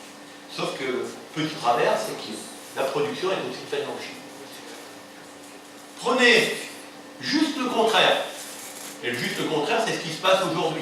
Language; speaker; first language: French; native; French